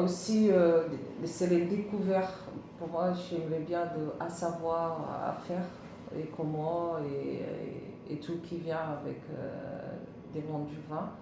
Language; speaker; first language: French; non-native, learner; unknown